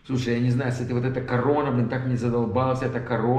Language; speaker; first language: Russian; native; Russian